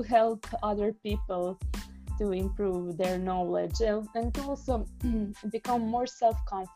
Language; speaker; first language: English; non-native, fluent; Croatian